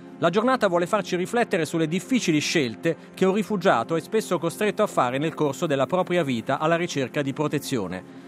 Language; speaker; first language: Italian; native; Italian